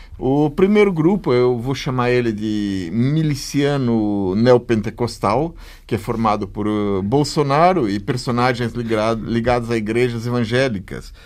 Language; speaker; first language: Portuguese; native; Portuguese